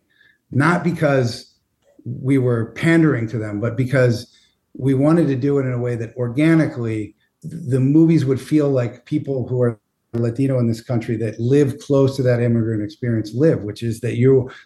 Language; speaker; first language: English; native; English